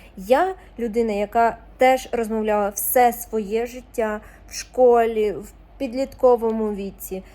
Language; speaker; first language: Ukrainian; non-native, local second language; Russian